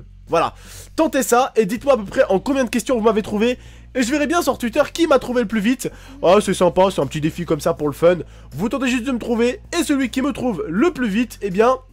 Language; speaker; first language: French; native; French